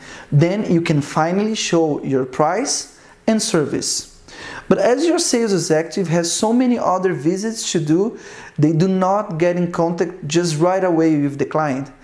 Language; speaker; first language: English; non-native, fluent; Portuguese